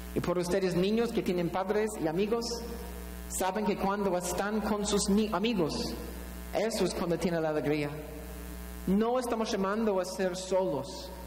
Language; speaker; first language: Spanish; non-native, fluent; English